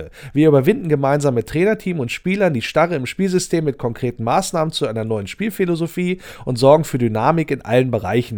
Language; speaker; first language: German; native; German